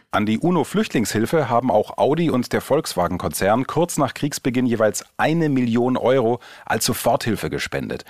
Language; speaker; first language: German; native; German